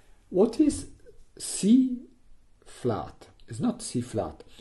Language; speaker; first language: English; non-native, learner; Italian